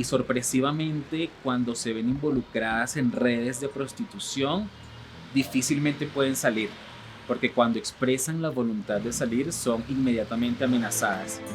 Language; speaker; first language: Spanish; native; Spanish